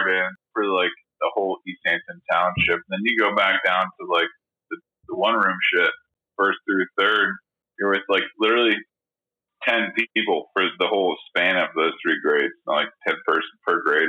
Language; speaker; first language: English; native; English